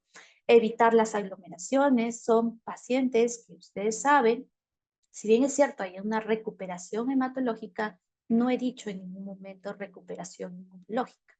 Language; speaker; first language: Spanish; native; Spanish